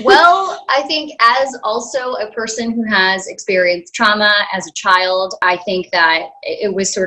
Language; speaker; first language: English; early bilingual, other home language; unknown